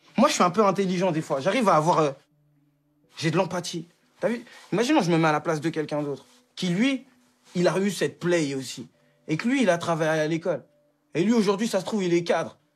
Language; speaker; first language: French; native; French